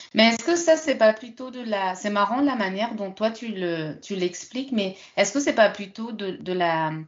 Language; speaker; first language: French; early bilingual, other home language; Spanish